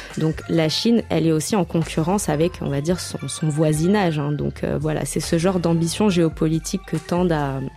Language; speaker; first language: French; native; French